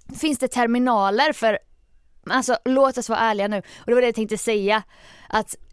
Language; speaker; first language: Swedish; native; Swedish